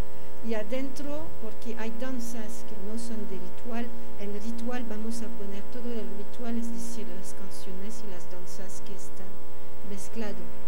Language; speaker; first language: Spanish; non-native, fluent; French